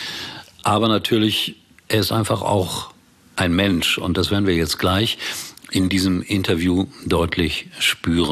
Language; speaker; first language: German; native; German